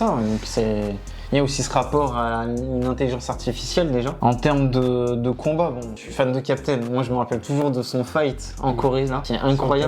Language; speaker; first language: French; native; French